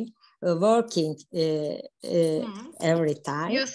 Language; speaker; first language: English; non-native, learner; Turkish